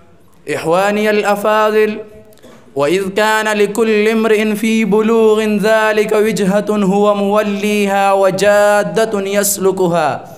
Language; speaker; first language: Arabic; non-native, fluent; Urdu